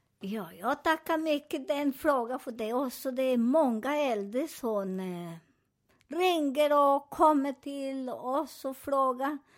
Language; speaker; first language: Swedish; non-native, fluent; Spanish